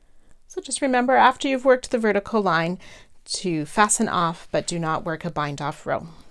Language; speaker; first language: English; native; English